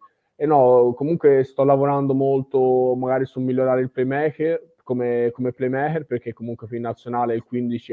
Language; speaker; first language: Italian; native; Italian